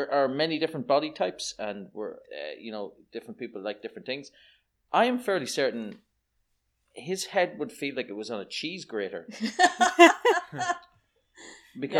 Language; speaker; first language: English; native; English